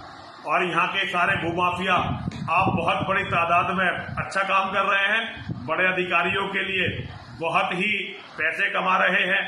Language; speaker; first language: Hindi; native; Hindi